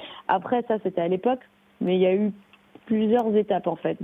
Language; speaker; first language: French; native; French